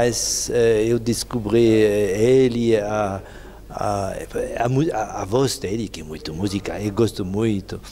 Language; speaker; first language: Portuguese; non-native, learner; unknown